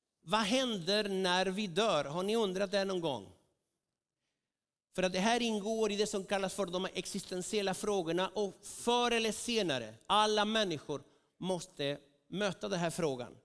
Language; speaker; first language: Swedish; non-native, fluent; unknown